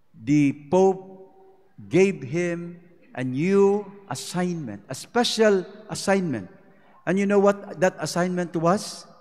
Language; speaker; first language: English; non-native, local second language; Cebuano